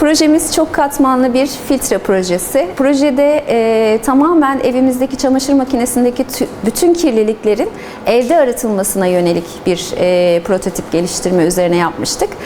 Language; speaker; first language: Turkish; native; Turkish